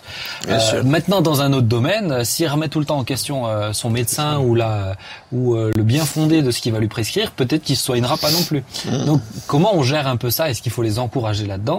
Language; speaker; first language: French; native; French